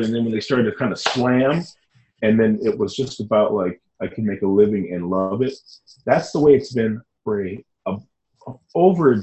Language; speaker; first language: English; native; English